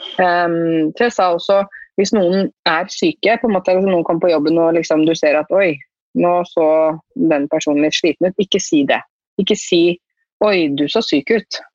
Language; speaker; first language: Norwegian; native; Norwegian